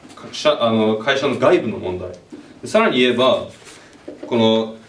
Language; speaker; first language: Japanese; early bilingual, other home language; English